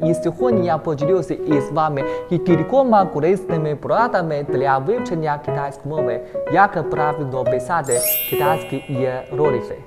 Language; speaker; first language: Ukrainian; non-native, fluent; Chinese